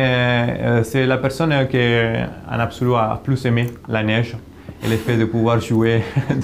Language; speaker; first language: French; non-native, fluent; Italian